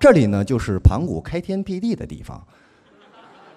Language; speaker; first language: Chinese; native; Chinese